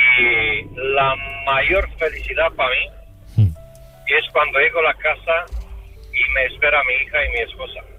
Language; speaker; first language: Spanish; non-native, fluent; Romanian